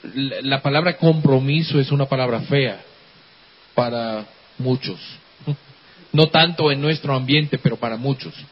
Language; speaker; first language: Spanish; native; Spanish